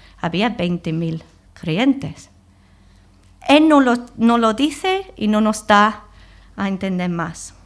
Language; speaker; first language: Spanish; non-native, fluent; English